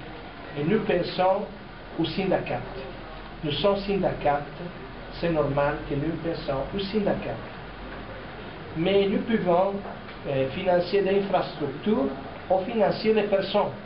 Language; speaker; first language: French; non-native, fluent; Italian